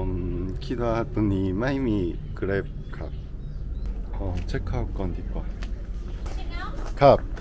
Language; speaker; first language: Thai; non-native, learner; Korean